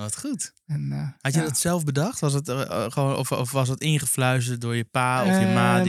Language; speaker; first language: Dutch; native; Dutch